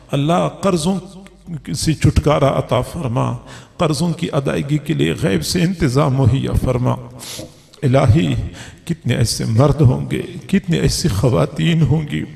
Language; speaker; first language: Urdu; non-native, local second language; Punjabi